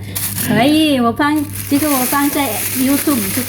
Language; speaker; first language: Chinese; non-native, learner; Filipino